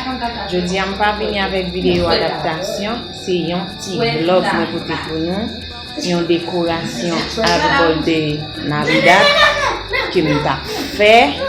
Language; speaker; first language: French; non-native, local second language; Haitian Creole